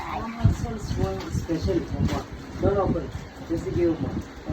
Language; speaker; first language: English; non-native, learner; Malayalam